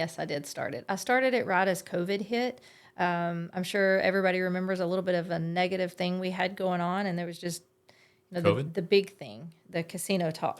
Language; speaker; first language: English; native; English